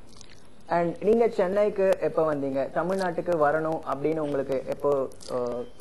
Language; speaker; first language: Tamil; native; Tamil